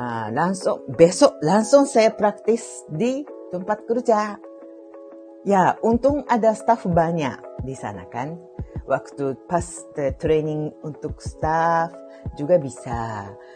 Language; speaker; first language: Indonesian; non-native, fluent; Japanese